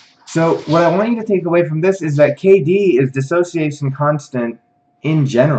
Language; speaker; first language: English; native; English